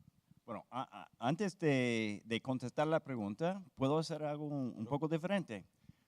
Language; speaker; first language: Spanish; non-native, fluent; English